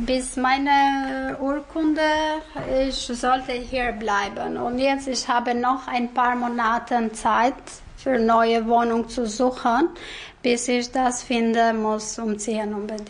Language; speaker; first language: German; native; German